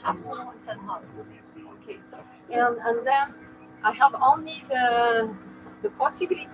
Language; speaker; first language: English; non-native, learner; French